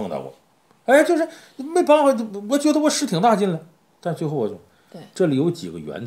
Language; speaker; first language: Chinese; native; Chinese